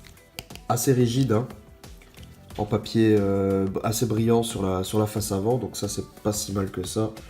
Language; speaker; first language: French; native; French